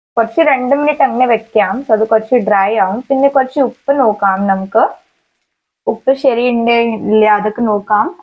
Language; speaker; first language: Malayalam; native; Malayalam